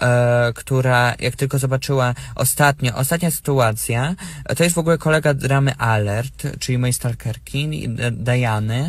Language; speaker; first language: Polish; native; Polish